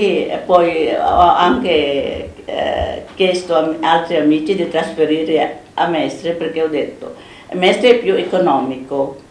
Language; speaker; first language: Italian; non-native, fluent; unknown